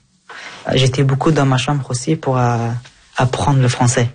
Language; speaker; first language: French; early bilingual, other home language; Persian